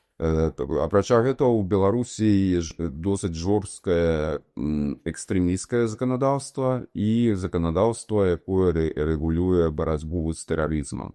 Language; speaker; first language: Belarusian; non-native, local second language; Russian